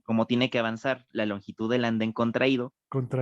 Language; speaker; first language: Spanish; native; Spanish